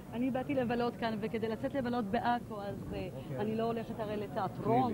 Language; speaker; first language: Hebrew; native; Hebrew